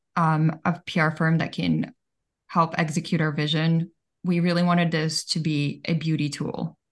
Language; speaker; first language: English; early bilingual, other home language; Bulgarian